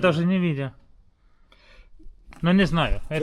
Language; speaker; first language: Russian; non-native, fluent; Estonian